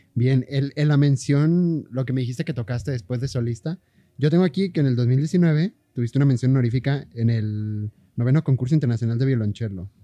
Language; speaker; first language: Spanish; native; Spanish